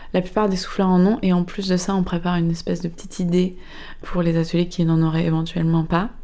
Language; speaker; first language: French; native; French